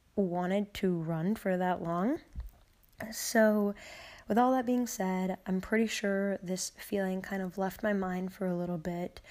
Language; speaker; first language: English; native; English